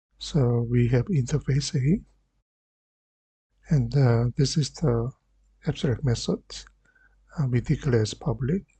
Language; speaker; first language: English; non-native, fluent; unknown